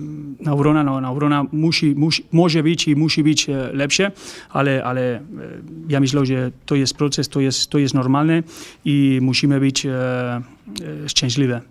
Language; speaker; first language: Polish; non-native, learner; Spanish